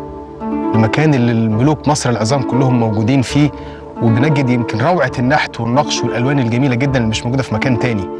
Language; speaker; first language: Arabic; native; Arabic